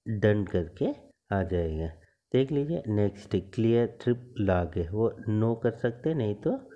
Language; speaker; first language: Hindi; non-native, local second language; Tamil